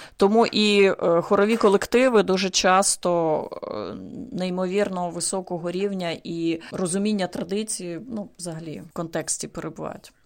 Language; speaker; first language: Ukrainian; native; Ukrainian